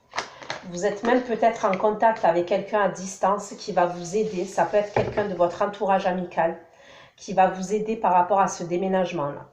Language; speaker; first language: French; native; French